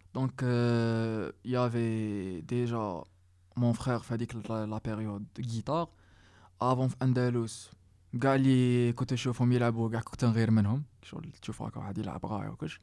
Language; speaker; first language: French; non-native, local second language; Arabic